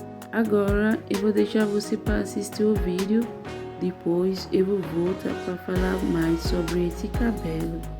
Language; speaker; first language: Portuguese; non-native, learner; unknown